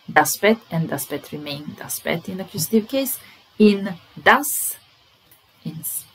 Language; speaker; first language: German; non-native, fluent; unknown